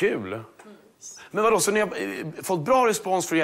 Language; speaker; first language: Swedish; native; Swedish